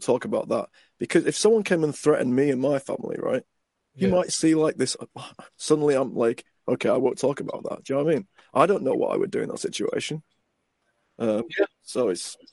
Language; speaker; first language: English; native; English